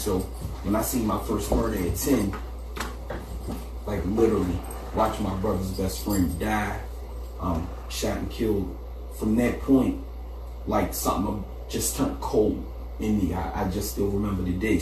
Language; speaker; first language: English; native; English